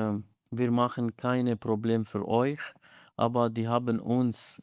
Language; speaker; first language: German; non-native, learner; Arabic